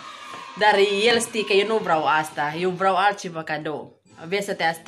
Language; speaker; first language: Romanian; non-native, learner; Filipino